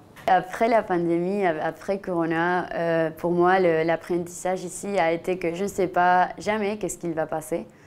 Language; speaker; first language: French; non-native, fluent; Spanish